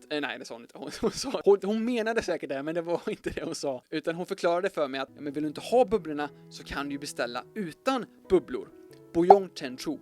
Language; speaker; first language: Swedish; native; Swedish